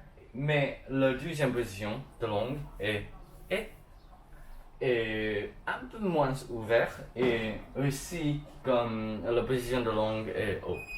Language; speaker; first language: French; non-native, learner; Chinese